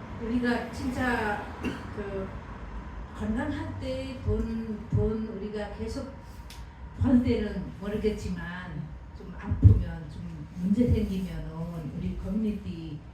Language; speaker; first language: Korean; non-native, fluent; Nepali